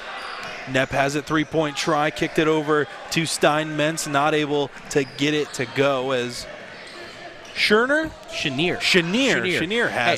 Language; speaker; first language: English; native; English